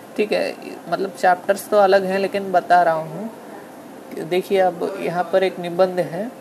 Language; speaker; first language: Hindi; non-native, local second language; Telugu